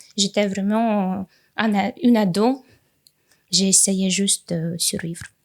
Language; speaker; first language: French; non-native, fluent; Russian